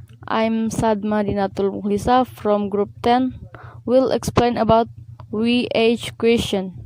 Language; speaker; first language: English; non-native, learner; Indonesian